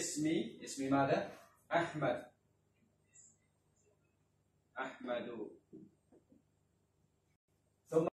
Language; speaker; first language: Arabic; non-native, fluent; Khmer